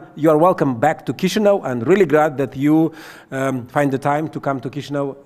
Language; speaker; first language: English; non-native, fluent; Romanian